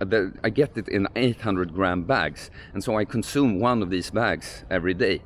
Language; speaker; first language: English; non-native, fluent; Swedish